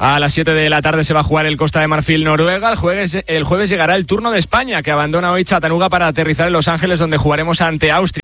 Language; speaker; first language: Spanish; native; Spanish